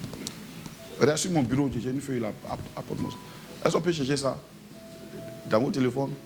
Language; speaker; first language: French; native; French